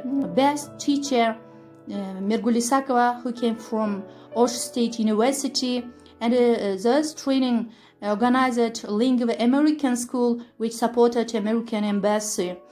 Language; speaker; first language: English; non-native, fluent; Kyrgyz